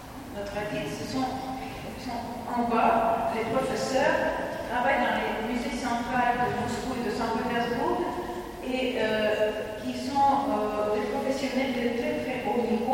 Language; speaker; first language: French; non-native, fluent; Russian